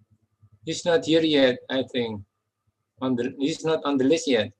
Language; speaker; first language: English; non-native, fluent; Indonesian